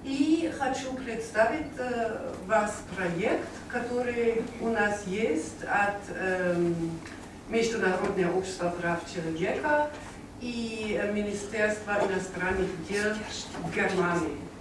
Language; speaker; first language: Russian; non-native, learner; German